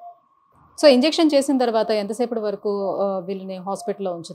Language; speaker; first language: Telugu; native; Telugu